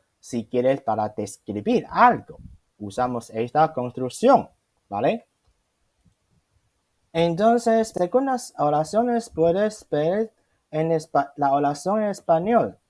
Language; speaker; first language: Spanish; non-native, fluent; Chinese